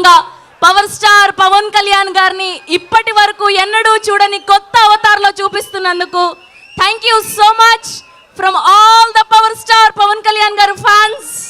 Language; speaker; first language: Telugu; native; Telugu